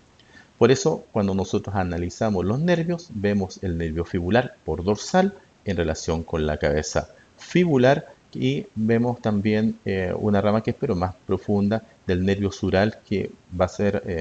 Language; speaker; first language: Spanish; native; Spanish